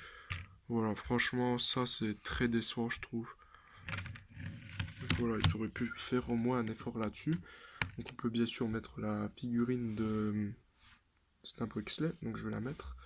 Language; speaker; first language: French; native; French